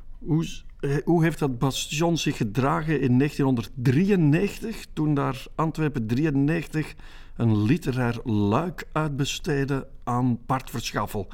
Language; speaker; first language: Dutch; native; Dutch